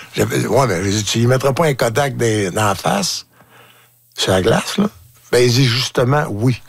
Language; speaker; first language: French; native; French